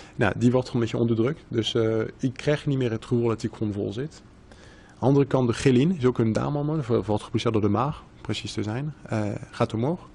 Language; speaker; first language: Dutch; non-native, fluent; French